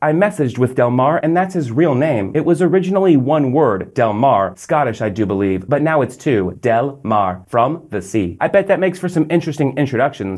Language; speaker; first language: English; native; English